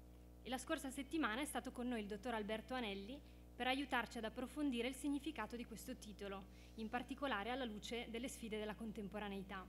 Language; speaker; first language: Italian; native; Italian